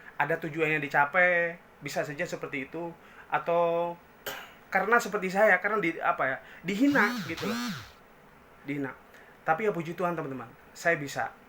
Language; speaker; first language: Indonesian; native; Indonesian